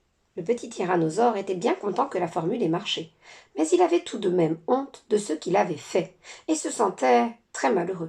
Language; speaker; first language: French; native; French